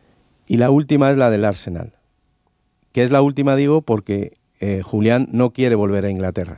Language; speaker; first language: Spanish; native; Spanish